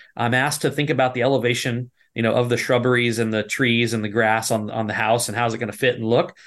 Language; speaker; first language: English; native; English